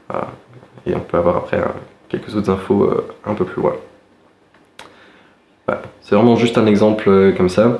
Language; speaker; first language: French; native; French